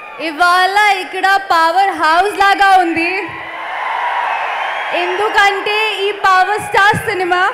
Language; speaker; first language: Telugu; non-native, learner; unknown